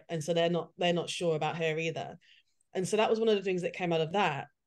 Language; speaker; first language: English; native; English